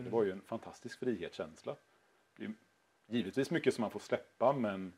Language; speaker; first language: Swedish; native; Swedish